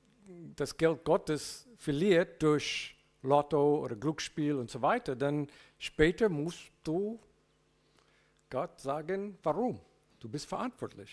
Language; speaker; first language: German; non-native, learner; English